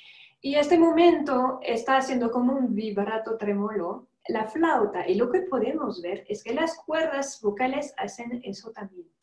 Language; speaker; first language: Spanish; non-native, fluent; French